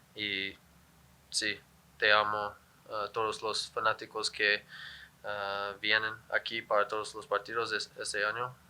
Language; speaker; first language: Spanish; non-native, learner; English